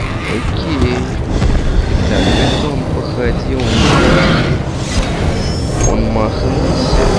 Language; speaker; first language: Russian; native; Russian